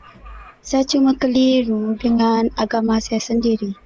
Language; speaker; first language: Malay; non-native, local second language; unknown